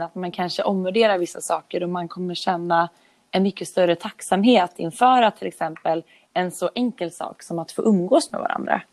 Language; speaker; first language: Swedish; native; Swedish